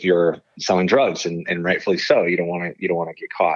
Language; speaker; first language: English; native; English